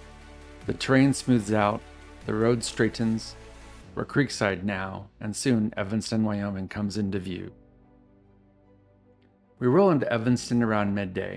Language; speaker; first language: English; native; English